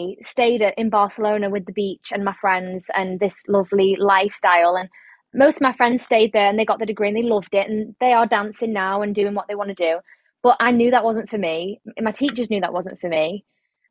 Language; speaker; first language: English; native; English